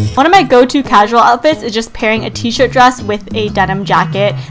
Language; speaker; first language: English; native; English